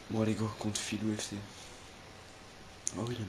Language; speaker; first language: French; native; French